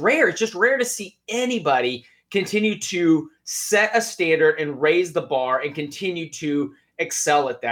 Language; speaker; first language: English; native; English